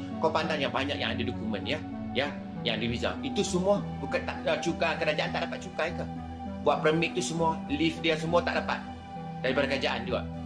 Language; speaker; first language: Malay; native; Malay